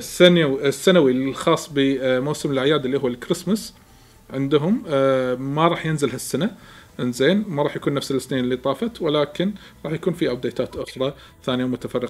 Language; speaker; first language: Arabic; native; Arabic